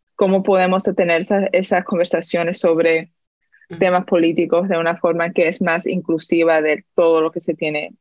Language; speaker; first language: Spanish; early bilingual, heritage; Spanish